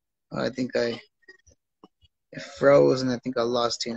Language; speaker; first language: English; native; English